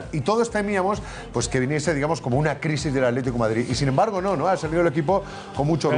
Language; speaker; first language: Spanish; native; Spanish